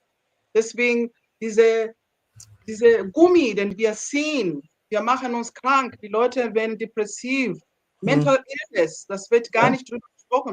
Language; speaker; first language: German; non-native, fluent; Ganda